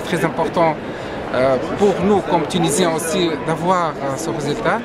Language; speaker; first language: French; non-native, local second language; Arabic